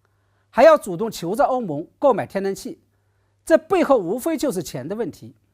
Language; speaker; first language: Chinese; native; Chinese